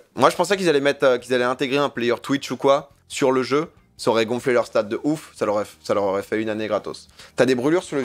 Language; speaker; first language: French; native; French